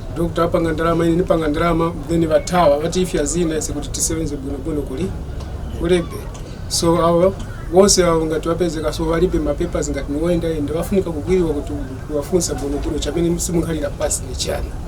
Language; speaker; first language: Nyanja; non-native, local second language; Bemba